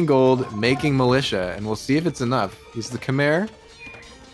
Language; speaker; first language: English; native; English